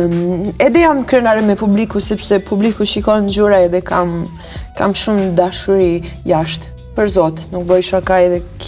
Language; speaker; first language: Albanian; early bilingual, heritage; Albanian